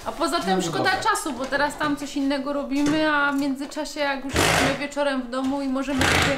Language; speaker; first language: Polish; native; Polish